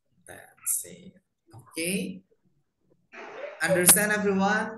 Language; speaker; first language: English; non-native, fluent; Indonesian